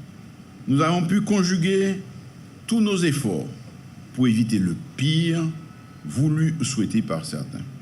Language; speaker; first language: French; non-native, local second language; Haitian Creole